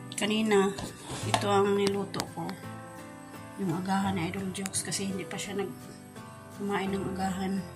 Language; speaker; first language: Filipino; non-native, local second language; Cebuano